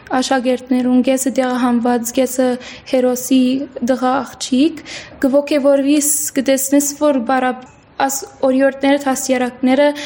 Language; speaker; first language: Armenian; early bilingual, heritage; Armenian